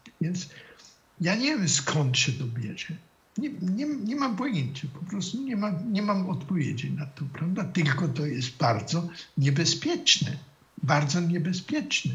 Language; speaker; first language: Polish; non-native, fluent; German